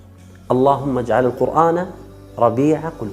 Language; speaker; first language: Arabic; native; Arabic